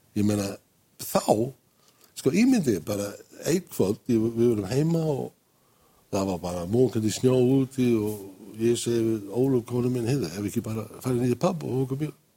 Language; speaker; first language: Icelandic; non-native, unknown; English